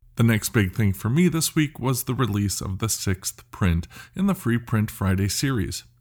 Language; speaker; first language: English; native; English